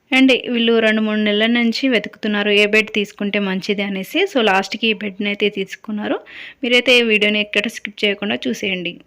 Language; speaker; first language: Telugu; native; Telugu